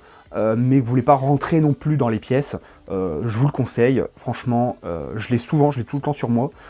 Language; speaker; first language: French; native; French